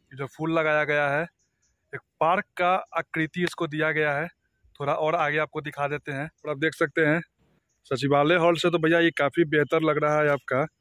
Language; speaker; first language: Hindi; native; Hindi